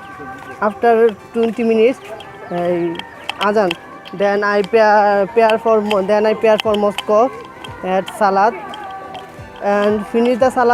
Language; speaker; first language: English; non-native, learner; Bangla